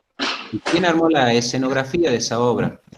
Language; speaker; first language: Spanish; native; Spanish